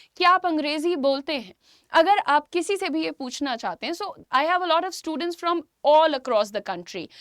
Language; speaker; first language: Hindi; native; Hindi